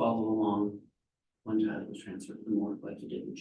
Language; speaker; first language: English; native; English